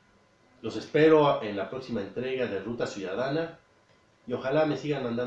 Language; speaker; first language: Spanish; native; Spanish